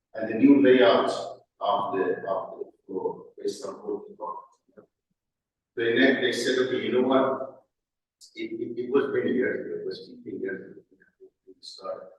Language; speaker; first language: English; non-native, fluent; Persian